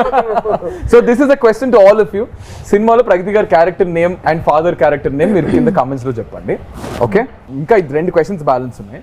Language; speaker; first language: Telugu; native; Telugu